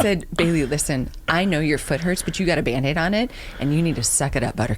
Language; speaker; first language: English; native; English